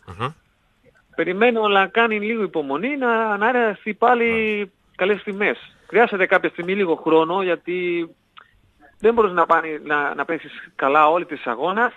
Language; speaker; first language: Greek; non-native, learner; Spanish